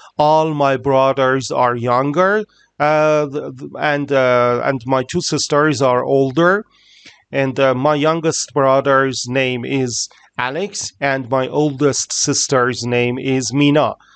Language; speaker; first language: English; non-native, fluent; Persian